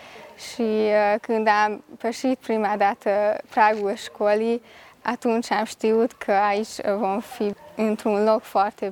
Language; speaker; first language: Romanian; early bilingual, heritage; Romanian